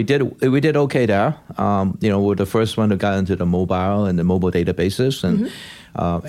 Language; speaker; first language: English; non-native, local second language; Cantonese